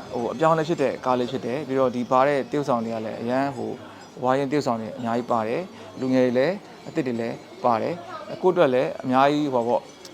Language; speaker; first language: Burmese; non-native, local second language; Shan